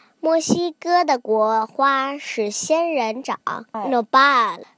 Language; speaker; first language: Chinese; early bilingual, heritage; Chinese